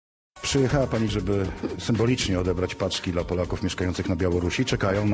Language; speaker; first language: Polish; native; Polish